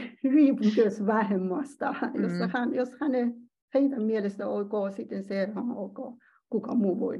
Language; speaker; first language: Finnish; non-native, learner; Chinese